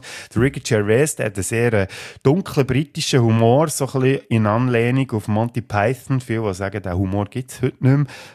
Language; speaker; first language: German; native; German